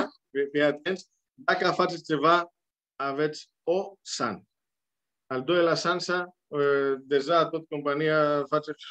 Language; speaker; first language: Romanian; non-native, learner; Greek